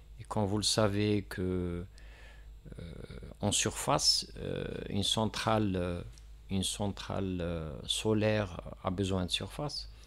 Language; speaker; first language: French; non-native, local second language; Kabyle